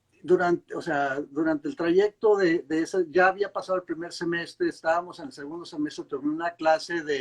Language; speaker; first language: Spanish; native; Spanish